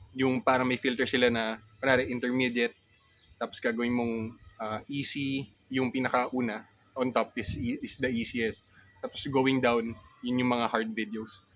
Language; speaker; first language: Filipino; native; Filipino